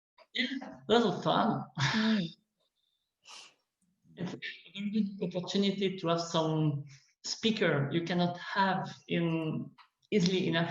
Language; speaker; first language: English; non-native, learner; French